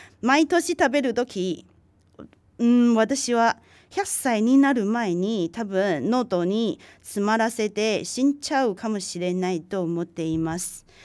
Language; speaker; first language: Japanese; non-native, fluent; Chinese